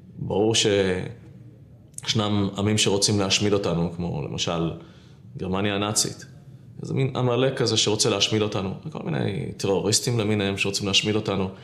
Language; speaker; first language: Hebrew; native; Hebrew